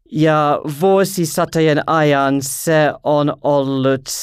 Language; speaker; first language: Finnish; non-native, learner; English